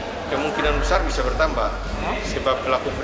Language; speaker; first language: Indonesian; native; Indonesian